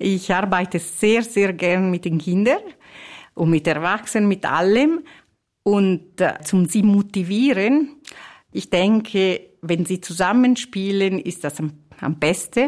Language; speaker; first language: German; non-native, learner; Italian